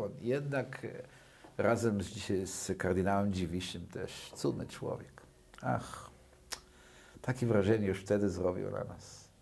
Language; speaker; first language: Polish; early bilingual, other home language; Yiddish